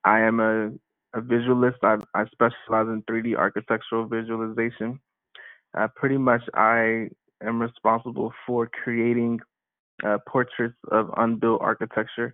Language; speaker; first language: English; native; English